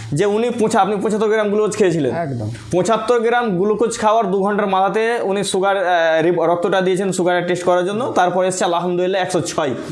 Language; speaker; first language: Bangla; native; Bangla